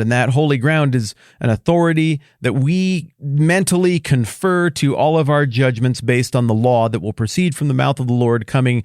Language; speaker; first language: English; native; English